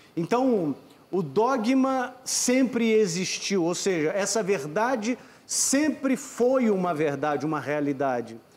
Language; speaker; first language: Portuguese; native; Portuguese